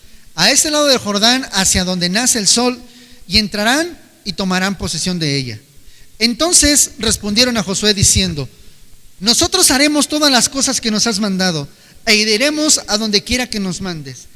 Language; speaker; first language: Spanish; native; Spanish